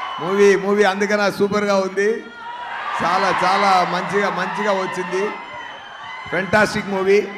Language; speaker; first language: Telugu; non-native, learner; Tamil